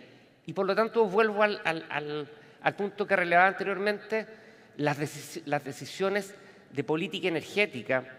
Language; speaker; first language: Spanish; native; Spanish